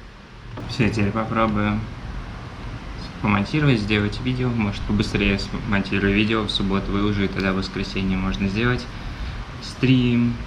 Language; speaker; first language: Russian; native; Russian